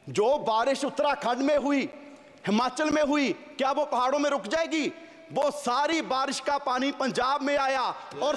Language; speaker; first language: Hindi; native; Hindi